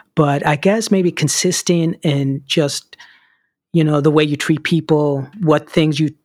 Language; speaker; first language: English; early bilingual, other home language; Spanish